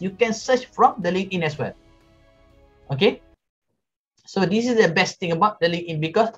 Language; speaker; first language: English; non-native, local second language; Malay